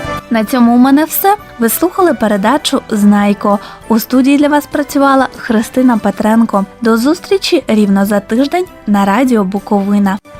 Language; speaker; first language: Ukrainian; native; Ukrainian